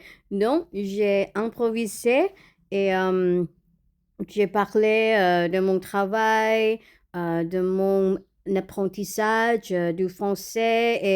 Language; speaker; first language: French; non-native, learner; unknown